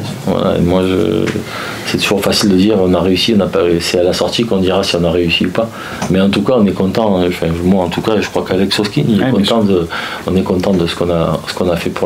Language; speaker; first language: French; native; French